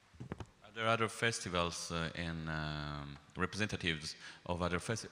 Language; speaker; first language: English; non-native, fluent; Italian